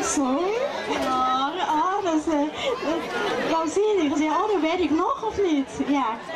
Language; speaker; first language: Dutch; non-native, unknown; Thai